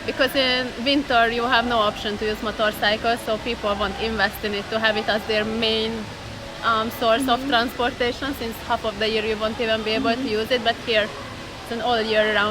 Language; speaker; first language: English; non-native, fluent; Hungarian